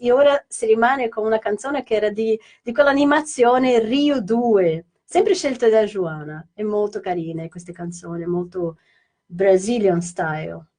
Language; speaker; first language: Italian; non-native, fluent; Portuguese